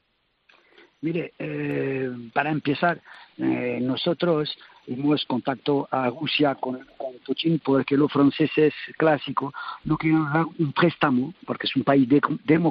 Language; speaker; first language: Spanish; non-native, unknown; French